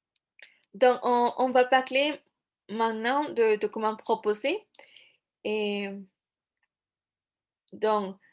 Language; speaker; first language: French; non-native, fluent; Spanish